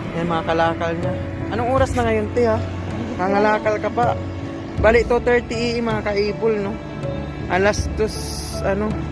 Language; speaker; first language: Filipino; non-native, local second language; Waray